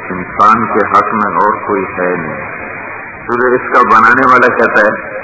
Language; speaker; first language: Urdu; non-native, local second language; Punjabi